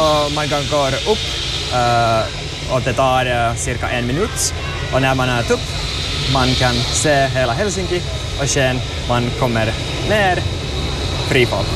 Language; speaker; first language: Swedish; non-native, learner; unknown